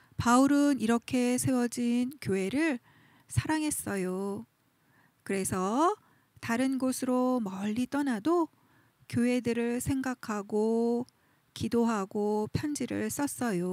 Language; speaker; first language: Korean; native; Korean